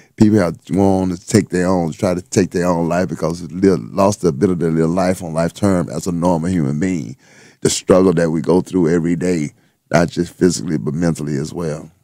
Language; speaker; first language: English; native; English